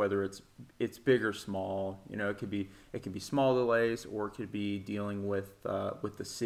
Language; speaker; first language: English; native; English